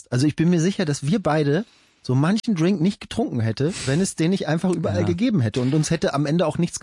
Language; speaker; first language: German; native; German